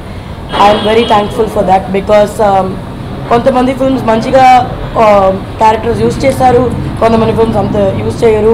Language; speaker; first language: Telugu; non-native, fluent; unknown